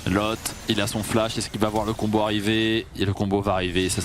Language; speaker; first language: French; native; French